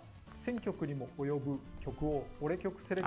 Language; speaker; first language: Japanese; native; Japanese